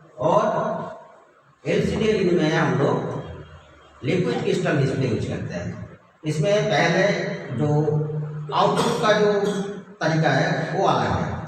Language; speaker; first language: Hindi; non-native, local second language; Bangla